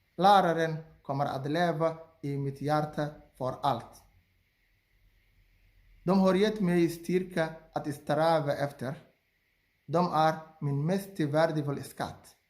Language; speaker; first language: Swedish; non-native, learner; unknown